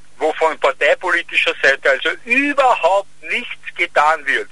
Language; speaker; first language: German; native; German